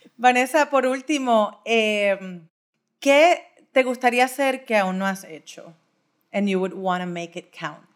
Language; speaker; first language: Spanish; early bilingual, heritage; Spanish